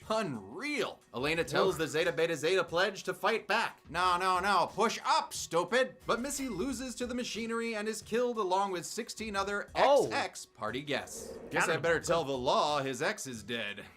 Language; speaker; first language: English; native; English